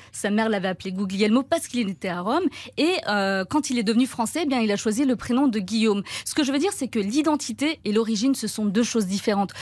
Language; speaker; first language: French; early bilingual, other home language; Turkish